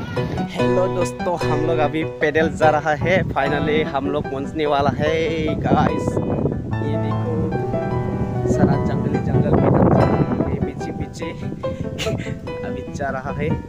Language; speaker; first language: Hindi; non-native, local second language; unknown